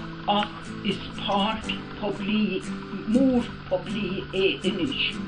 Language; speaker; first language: Irish; non-native, local second language; English